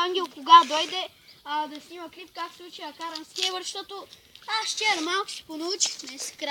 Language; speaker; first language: Bulgarian; native; Bulgarian